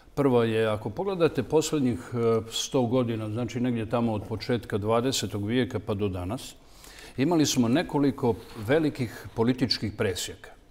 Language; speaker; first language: Serbian; native; Serbian